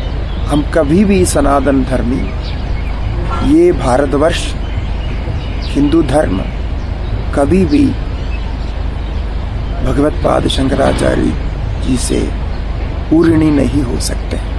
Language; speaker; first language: Hindi; non-native, local second language; Malayalam